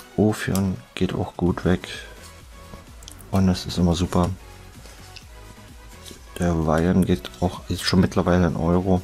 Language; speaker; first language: German; native; German